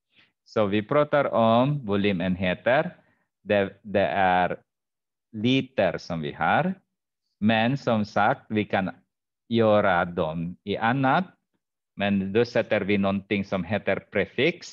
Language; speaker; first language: Swedish; non-native, fluent; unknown